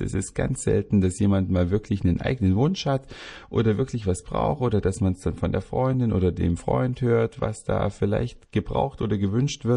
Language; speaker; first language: German; native; German